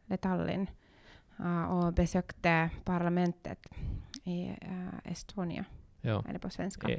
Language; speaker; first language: Swedish; non-native, local second language; Finnish